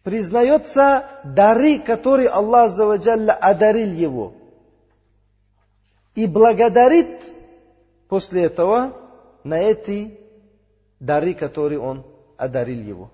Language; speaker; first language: Russian; non-native, learner; Uzbek